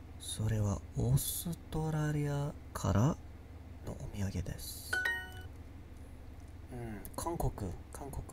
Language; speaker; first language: Japanese; non-native, learner; English